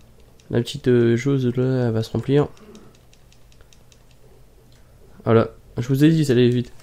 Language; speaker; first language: French; native; French